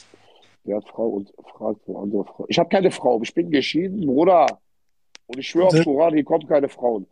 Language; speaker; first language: German; early bilingual, other home language; Arabic